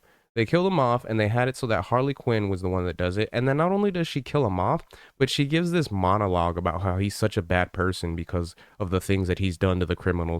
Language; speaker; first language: English; native; English